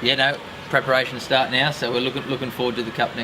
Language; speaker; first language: English; native; English